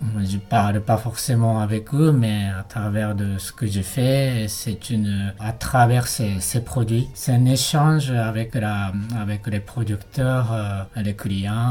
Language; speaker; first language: French; non-native, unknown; Japanese